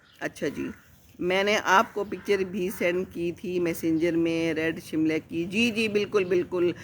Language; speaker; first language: Urdu; native; Urdu